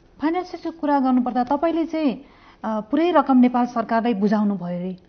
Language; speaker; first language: Nepali; native; Nepali